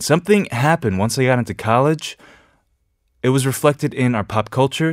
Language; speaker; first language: English; native; English